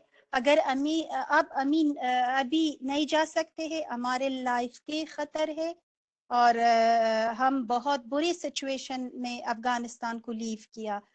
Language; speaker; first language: Hindi; non-native, local second language; Persian